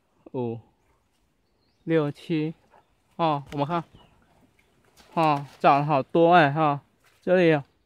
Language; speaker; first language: Chinese; early bilingual, heritage; Chinese